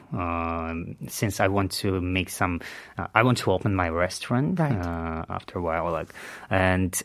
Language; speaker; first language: English; non-native, learner; Uzbek